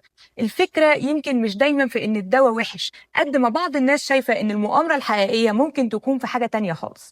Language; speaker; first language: Arabic; native; Arabic